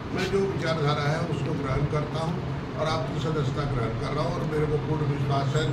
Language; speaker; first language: Hindi; non-native, local second language; Bangla